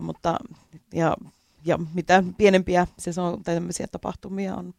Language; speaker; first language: Finnish; native; Finnish